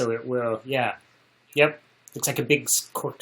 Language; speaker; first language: English; native; English